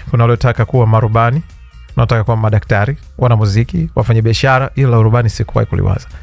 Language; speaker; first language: Swahili; native; Swahili